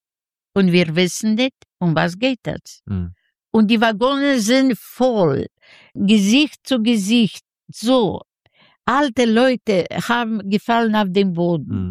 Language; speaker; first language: German; non-native, fluent; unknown